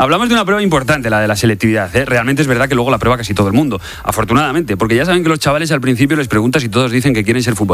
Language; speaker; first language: Spanish; native; Spanish